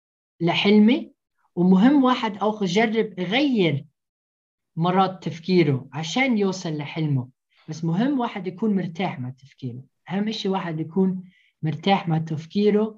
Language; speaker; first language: Arabic; early bilingual, heritage; Arabic